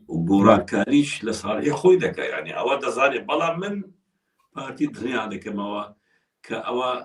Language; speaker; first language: Central Kurdish; non-native, local second language; Kurdish